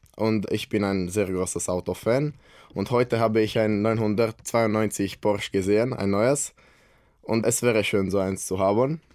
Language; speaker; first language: German; non-native, fluent; Romanian